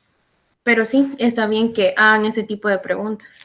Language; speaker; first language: Spanish; native; Spanish